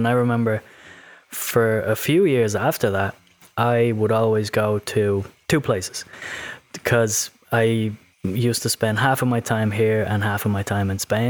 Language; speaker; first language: English; native; English